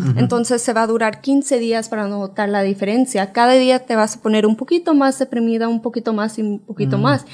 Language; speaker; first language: Spanish; early bilingual, heritage; Spanish